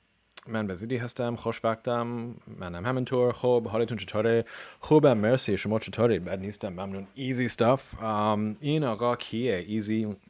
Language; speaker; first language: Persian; non-native, learner; English